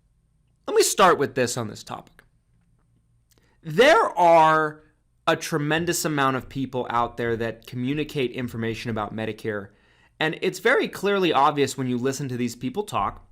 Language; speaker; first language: English; native; English